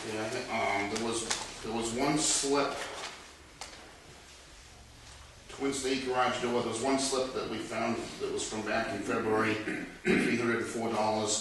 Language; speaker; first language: English; native; English